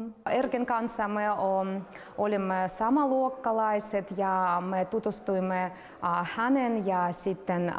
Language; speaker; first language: Finnish; non-native, fluent; Russian